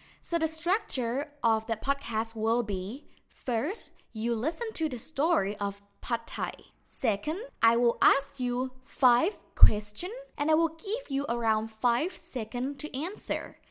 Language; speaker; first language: English; non-native, fluent; Thai